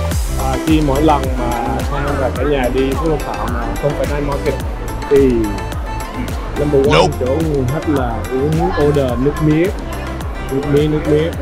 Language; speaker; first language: Vietnamese; early bilingual, heritage; Vietnamese